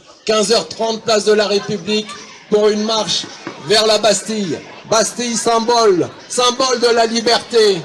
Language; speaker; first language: French; non-native, fluent; Ukrainian